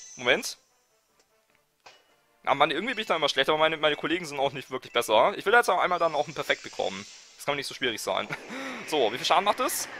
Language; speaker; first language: German; native; German